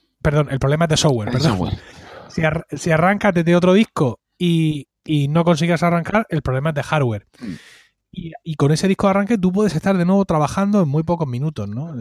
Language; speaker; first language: Spanish; native; Spanish